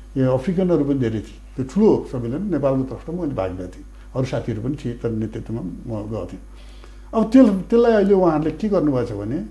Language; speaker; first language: Nepali; native; Nepali